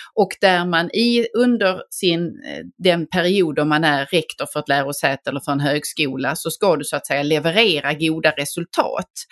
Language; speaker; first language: Swedish; native; Swedish